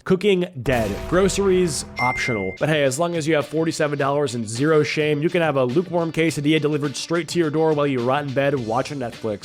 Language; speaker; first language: English; native; English